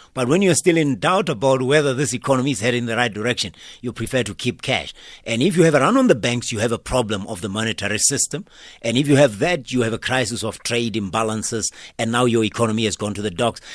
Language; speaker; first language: English; non-native, local second language; Northern Sotho